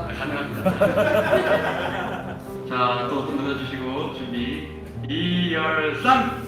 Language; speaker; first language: Korean; native; Korean